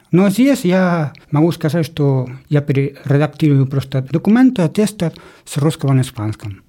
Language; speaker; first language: Russian; non-native, learner; Spanish